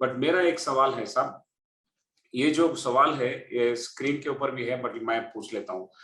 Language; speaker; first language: Hindi; non-native, local second language; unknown